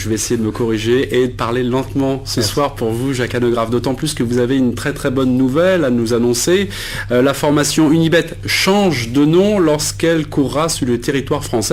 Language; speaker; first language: French; native; French